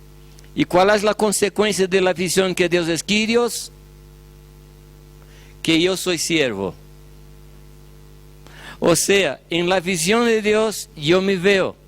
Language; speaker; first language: Spanish; non-native, fluent; Portuguese